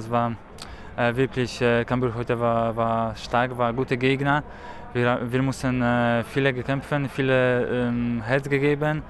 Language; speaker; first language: German; non-native, learner; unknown